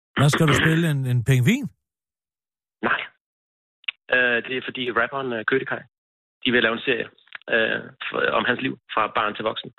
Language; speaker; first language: Danish; native; Danish